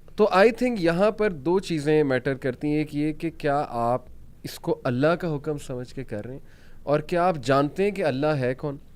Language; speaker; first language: Urdu; native; Urdu